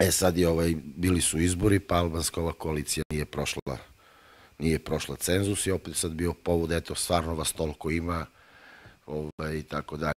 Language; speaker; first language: Bosnian; native; Bosnian